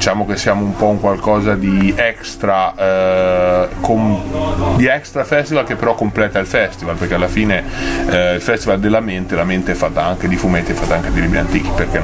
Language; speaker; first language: Italian; native; Italian